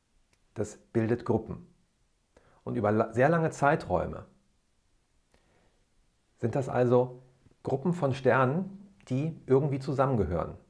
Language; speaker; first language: German; native; German